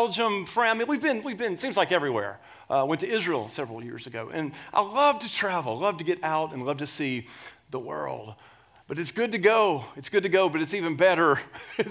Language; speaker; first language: English; native; English